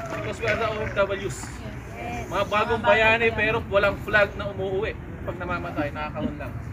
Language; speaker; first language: Filipino; native; Filipino